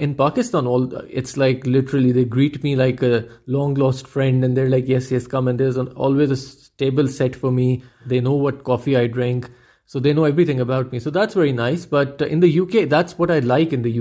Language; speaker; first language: English; non-native, local second language; Urdu